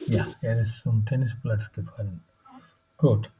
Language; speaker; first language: German; non-native, fluent; Bangla